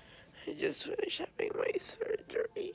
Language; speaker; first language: English; native; English